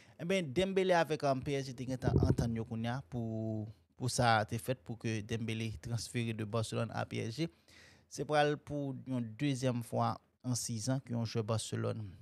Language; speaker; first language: French; non-native, local second language; Haitian Creole